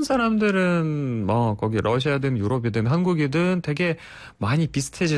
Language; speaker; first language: Korean; non-native, fluent; Russian